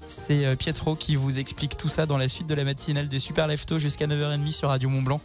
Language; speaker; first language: French; native; French